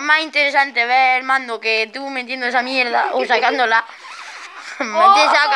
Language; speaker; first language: Spanish; native; Spanish